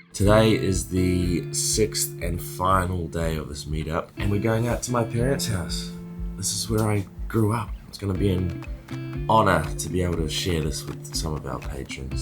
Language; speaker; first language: English; native; English